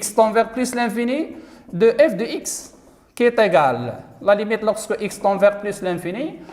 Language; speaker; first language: French; non-native, local second language; Arabic